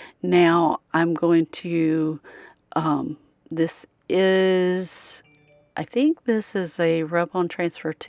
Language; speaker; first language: English; native; English